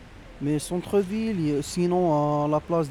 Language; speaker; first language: French; non-native, local second language; Arabic